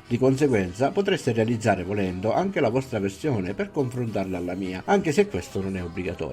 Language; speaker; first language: Italian; native; Italian